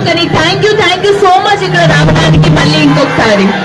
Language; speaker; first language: Telugu; non-native, local second language; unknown